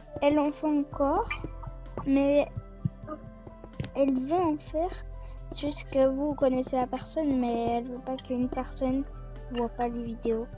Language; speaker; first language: French; native; French